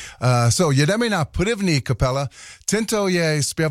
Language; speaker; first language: Czech; non-native, learner; English